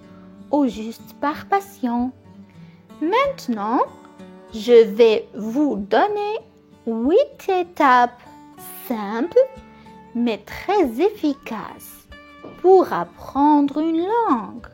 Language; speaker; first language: French; non-native, local second language; Arabic